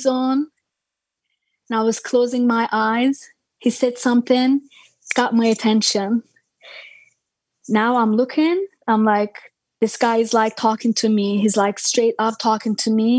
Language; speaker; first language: English; non-native, fluent; Turkish